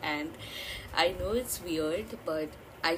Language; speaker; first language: English; non-native, local second language; Bangla